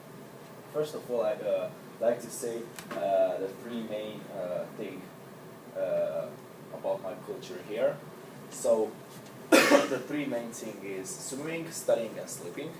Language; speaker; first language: English; non-native, learner; Hungarian